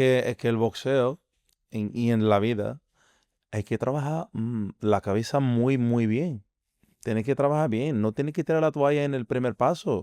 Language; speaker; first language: Spanish; non-native, fluent; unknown